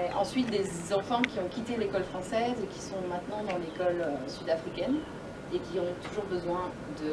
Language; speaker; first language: French; native; French